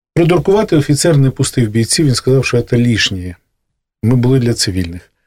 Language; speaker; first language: Ukrainian; native; Ukrainian